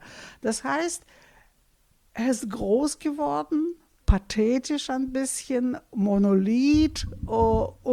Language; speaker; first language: German; non-native, fluent; Russian